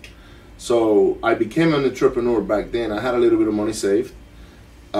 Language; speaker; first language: English; non-native, fluent; Spanish